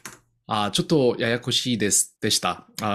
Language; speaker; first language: Japanese; non-native, learner; Korean